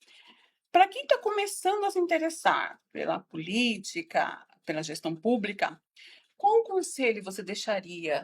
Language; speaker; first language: Portuguese; native; Portuguese